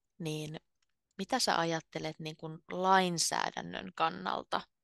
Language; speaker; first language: Finnish; native; Finnish